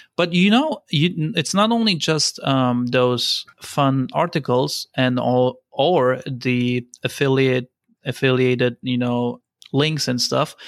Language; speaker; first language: English; non-native, fluent; Turkish